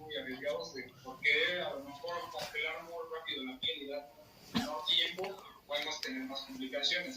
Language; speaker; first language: Spanish; native; Spanish